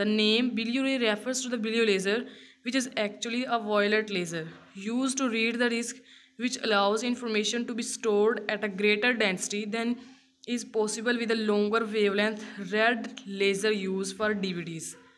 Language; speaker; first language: English; non-native, local second language; Urdu